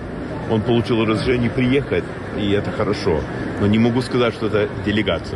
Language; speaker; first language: Russian; non-native, fluent; English